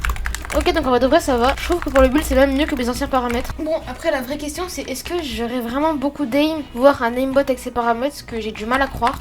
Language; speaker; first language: French; native; French